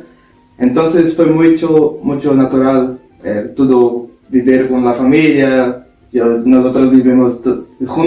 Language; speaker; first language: Spanish; non-native, learner; Portuguese